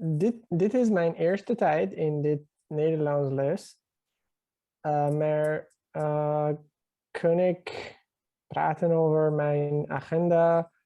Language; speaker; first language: Dutch; non-native, learner; Persian